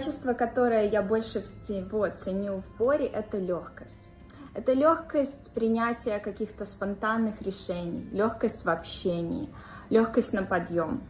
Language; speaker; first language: Russian; native; Russian